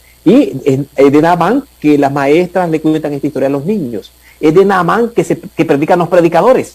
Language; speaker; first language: Spanish; native; Spanish